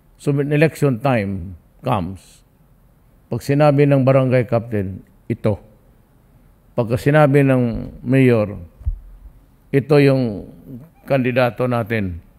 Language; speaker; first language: Filipino; non-native, local second language; Cebuano